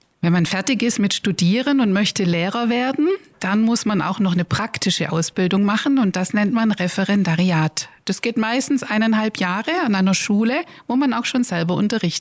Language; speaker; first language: German; native; German